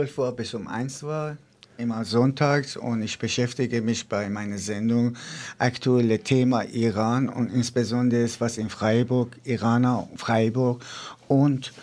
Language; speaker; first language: German; non-native, fluent; Persian